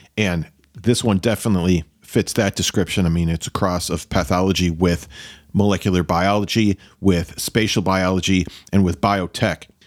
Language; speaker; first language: English; native; English